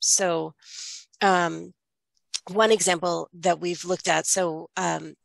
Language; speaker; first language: English; native; English